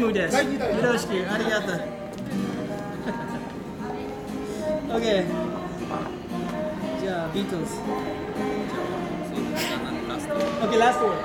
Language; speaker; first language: Japanese; non-native, learner; English